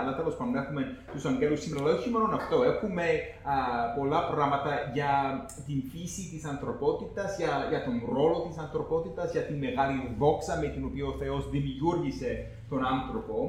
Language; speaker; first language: Greek; non-native, fluent; English